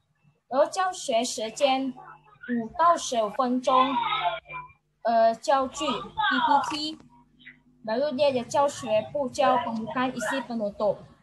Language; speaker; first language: Chinese; non-native, learner; Indonesian